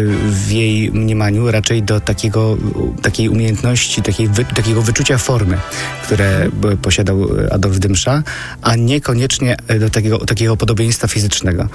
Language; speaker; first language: Polish; native; Polish